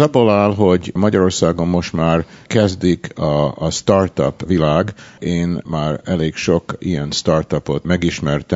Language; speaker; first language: Hungarian; early bilingual, heritage; Hungarian